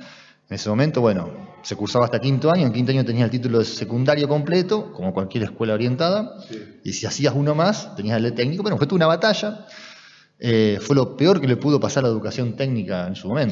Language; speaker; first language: Spanish; native; Spanish